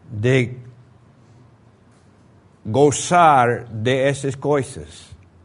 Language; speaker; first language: Portuguese; non-native, fluent; Spanish